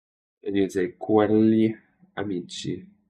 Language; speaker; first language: Italian; non-native, learner; English